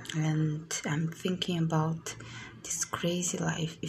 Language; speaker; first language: English; non-native, learner; Portuguese